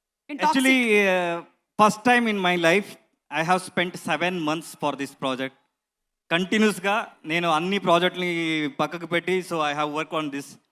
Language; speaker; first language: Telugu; non-native, learner; Kannada